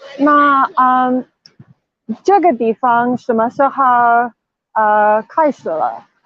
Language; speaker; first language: Chinese; non-native, learner; Afrikaans